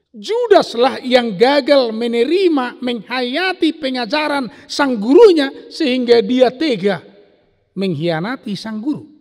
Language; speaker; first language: Indonesian; non-native, local second language; Batak Toba